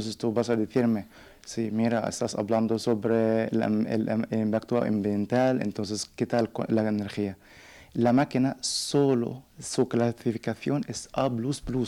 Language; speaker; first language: Spanish; non-native, learner; Arabic